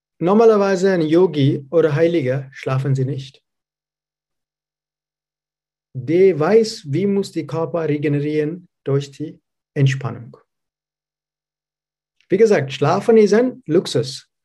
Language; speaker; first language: German; non-native, learner; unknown